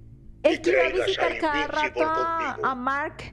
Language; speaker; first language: Spanish; native; Spanish